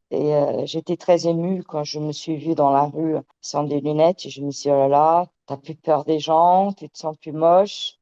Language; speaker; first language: French; early bilingual, other home language; Portuguese